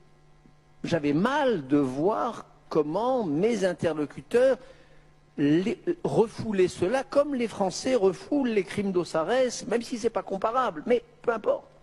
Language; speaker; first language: French; native; French